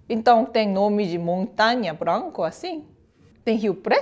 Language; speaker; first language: Portuguese; non-native, learner; Korean